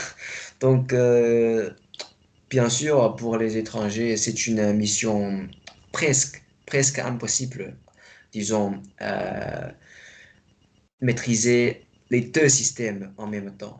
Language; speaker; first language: French; non-native, fluent; Chinese